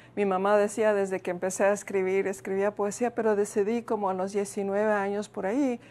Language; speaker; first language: Spanish; early bilingual, heritage; Spanish